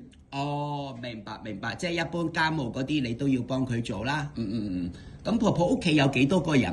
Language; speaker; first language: Cantonese; native; Cantonese